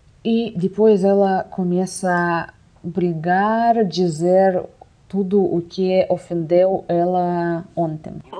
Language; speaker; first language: Portuguese; non-native, fluent; Russian